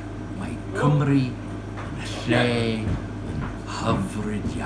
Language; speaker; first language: Welsh; non-native, learner; English